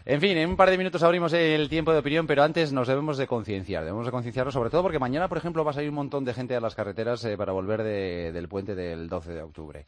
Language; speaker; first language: Spanish; native; Spanish